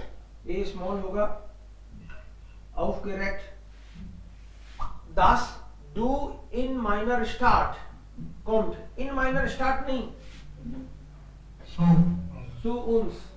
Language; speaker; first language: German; non-native, fluent; Hindi